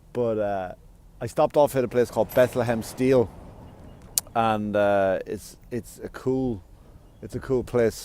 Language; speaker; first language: English; native; English